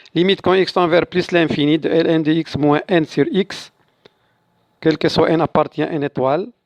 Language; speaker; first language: French; non-native, local second language; Arabic